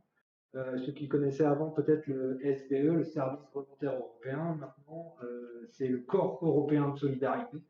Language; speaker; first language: French; native; French